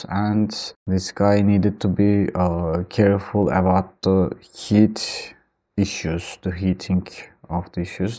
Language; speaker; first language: English; non-native, fluent; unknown